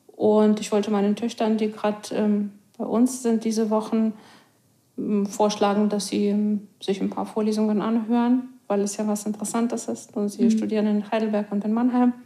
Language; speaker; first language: German; non-native, fluent; Russian